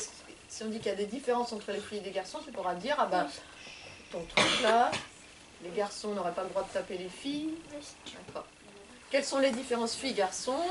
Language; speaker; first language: French; native; French